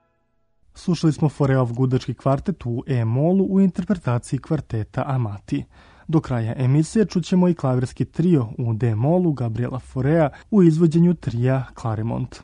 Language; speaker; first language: Croatian; native; Croatian